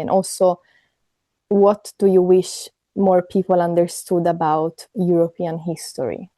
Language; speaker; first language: English; non-native, fluent; Italian